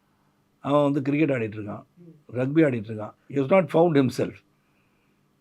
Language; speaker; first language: Tamil; native; Tamil